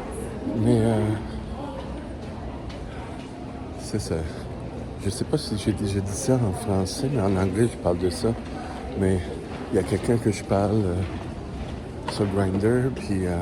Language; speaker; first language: French; native; French